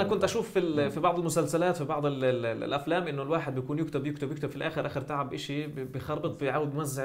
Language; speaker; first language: Arabic; native; Arabic